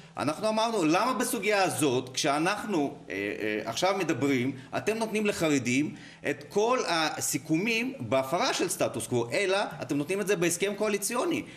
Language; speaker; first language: Hebrew; non-native, fluent; Russian